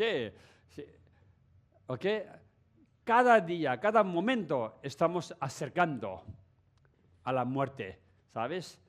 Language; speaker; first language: Spanish; non-native, learner; Tibetan